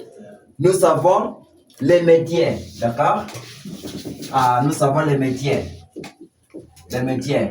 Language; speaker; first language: French; non-native, fluent; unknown